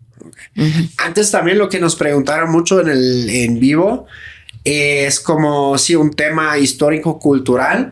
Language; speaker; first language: Spanish; native; Spanish